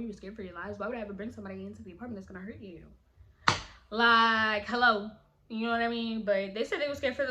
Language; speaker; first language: English; native; English